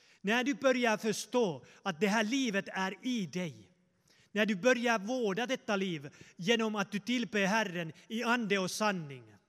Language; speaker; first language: Swedish; non-native, fluent; Finnish